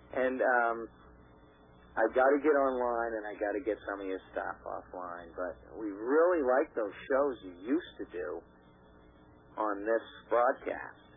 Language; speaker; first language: English; native; English